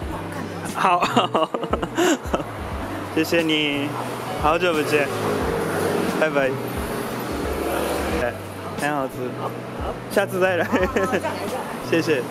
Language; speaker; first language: Chinese; non-native, learner; Japanese